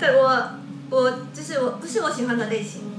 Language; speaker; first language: Chinese; non-native, fluent; Japanese